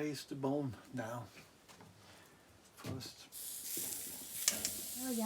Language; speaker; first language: English; non-native, learner; Swedish